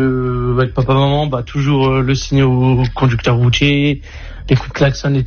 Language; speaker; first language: French; native; French